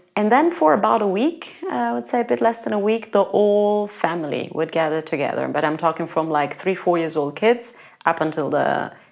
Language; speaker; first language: English; non-native, fluent; Italian